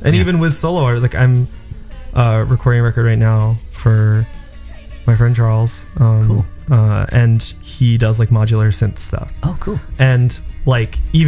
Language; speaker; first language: English; early bilingual, other home language; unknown